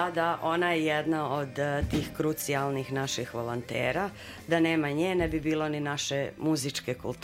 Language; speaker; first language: Serbian; native; Serbian